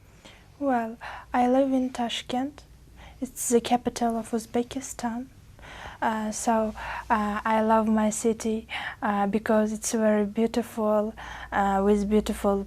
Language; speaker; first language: English; non-native, learner; Uzbek